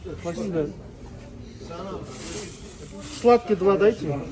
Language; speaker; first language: Russian; non-native, local second language; Kazakh